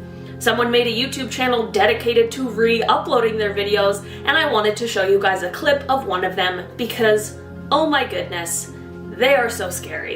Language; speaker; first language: English; native; English